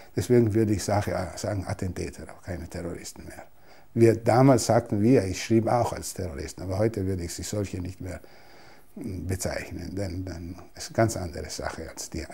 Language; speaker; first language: German; non-native, local second language; Italian